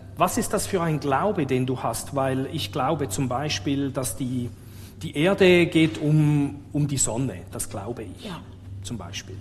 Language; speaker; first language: German; native; German